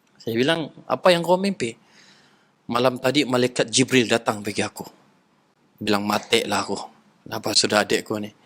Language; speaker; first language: Malay; non-native, local second language; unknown